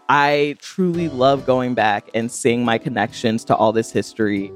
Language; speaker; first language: English; native; English